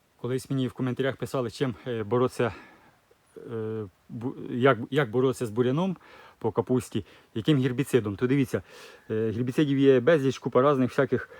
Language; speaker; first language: Ukrainian; native; Ukrainian